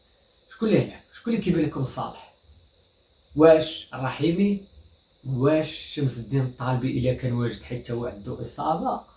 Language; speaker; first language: Arabic; native; Arabic